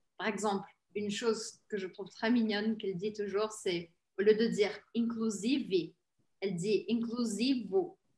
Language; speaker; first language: French; early bilingual, heritage; Portuguese